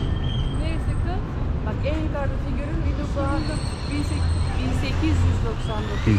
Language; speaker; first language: Turkish; native; Turkish